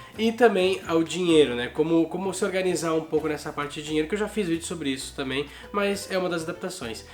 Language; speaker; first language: Portuguese; native; Portuguese